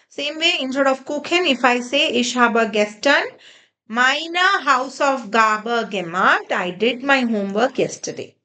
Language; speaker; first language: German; non-native, fluent; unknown